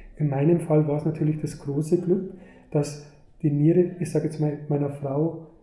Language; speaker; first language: German; native; German